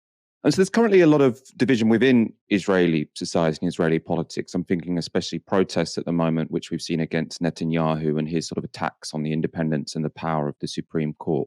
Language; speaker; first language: English; native; English